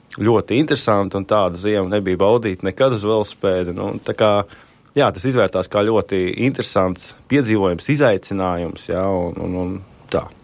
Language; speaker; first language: Latvian; native; Latvian